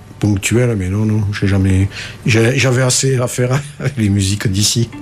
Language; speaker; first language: French; native; French